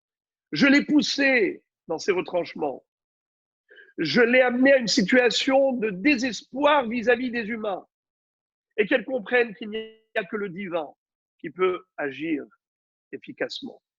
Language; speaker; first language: French; native; French